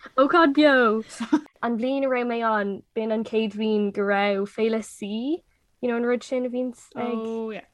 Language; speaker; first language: Irish; non-native, local second language; English